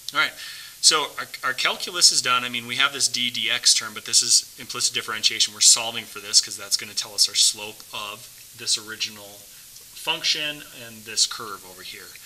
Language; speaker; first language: English; native; English